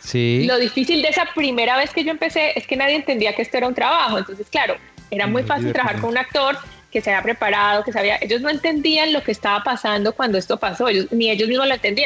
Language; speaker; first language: Spanish; native; Spanish